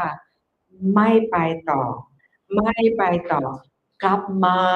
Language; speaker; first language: Thai; non-native, fluent; English